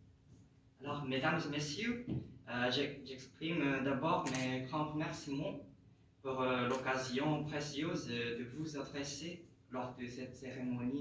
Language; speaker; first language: French; non-native, fluent; Japanese